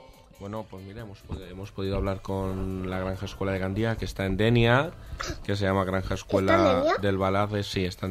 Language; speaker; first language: Spanish; native; Spanish